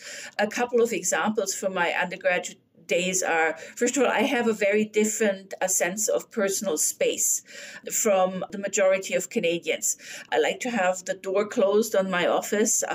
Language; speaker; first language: English; non-native, fluent; German